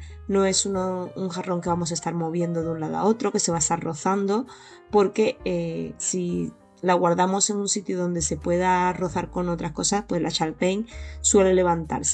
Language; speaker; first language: Spanish; native; Spanish